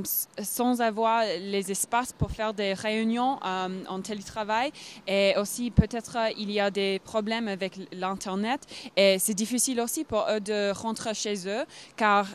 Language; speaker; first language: French; non-native, fluent; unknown